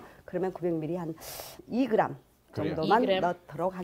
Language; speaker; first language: Korean; native; Korean